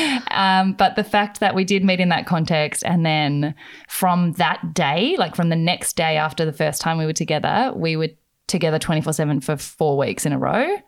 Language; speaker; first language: English; native; English